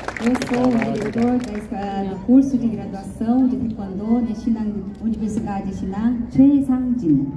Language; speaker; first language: Portuguese; early bilingual, heritage; Korean